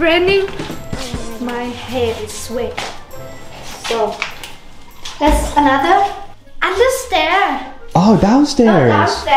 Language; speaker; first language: English; non-native, learner; Thai